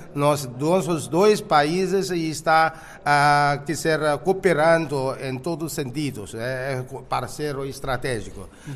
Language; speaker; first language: Portuguese; non-native, fluent; Chinese